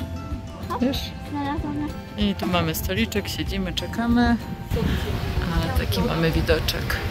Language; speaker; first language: Polish; native; Polish